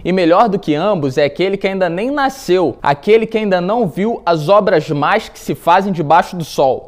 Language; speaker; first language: Portuguese; native; Portuguese